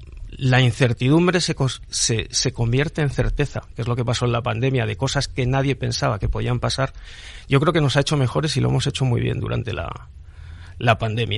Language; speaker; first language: Spanish; native; Spanish